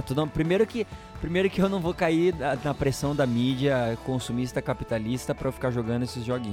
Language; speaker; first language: Portuguese; native; Portuguese